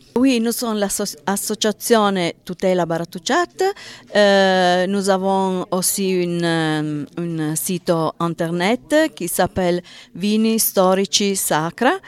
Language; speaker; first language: French; non-native, learner; Italian